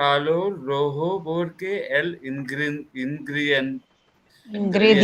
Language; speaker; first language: Spanish; non-native, learner; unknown